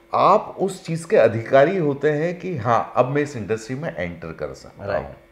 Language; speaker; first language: Hindi; native; Hindi